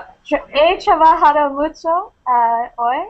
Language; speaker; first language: Spanish; non-native, learner; English